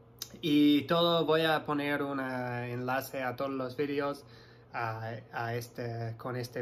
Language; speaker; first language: Spanish; non-native, fluent; English